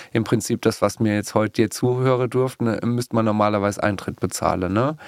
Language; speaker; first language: German; native; German